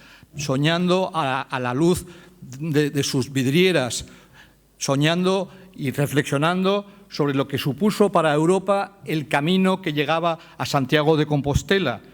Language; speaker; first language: Spanish; native; Spanish